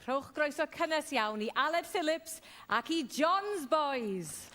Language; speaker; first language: Welsh; native; Welsh